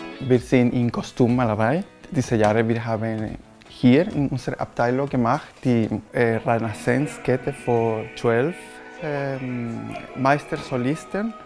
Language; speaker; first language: German; non-native, learner; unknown